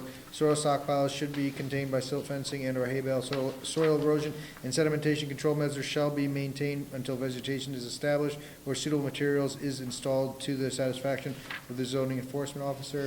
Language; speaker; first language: English; native; English